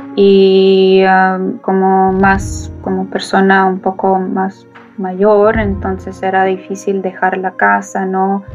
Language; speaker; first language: Spanish; non-native, fluent; Ukrainian